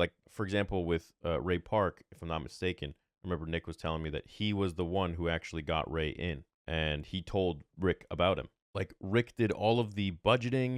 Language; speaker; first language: English; native; English